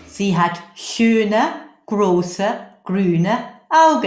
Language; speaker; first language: German; non-native, fluent; English